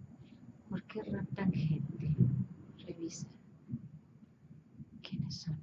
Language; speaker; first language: Spanish; native; Spanish